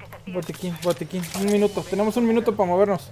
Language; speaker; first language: Spanish; native; Spanish